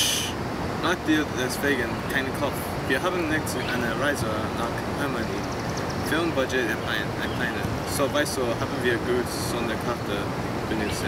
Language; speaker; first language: German; non-native, learner; English